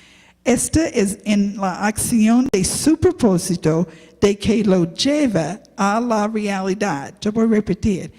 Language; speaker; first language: Spanish; non-native, learner; English